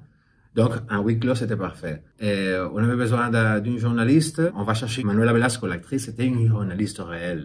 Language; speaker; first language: French; non-native, fluent; Spanish